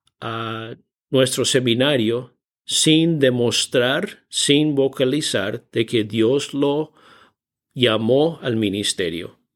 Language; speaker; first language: Spanish; non-native, fluent; English